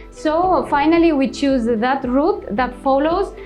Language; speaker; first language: English; non-native, learner; Spanish